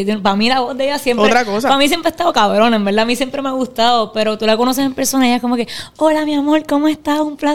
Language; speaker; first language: Spanish; native; Spanish